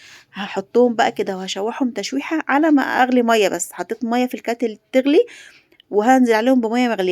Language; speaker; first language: Arabic; native; Arabic